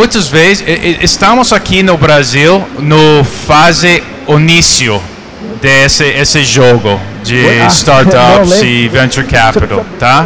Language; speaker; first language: Portuguese; non-native, fluent; English